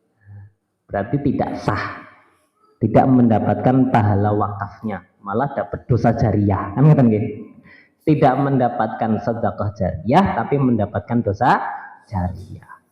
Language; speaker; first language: Indonesian; native; Indonesian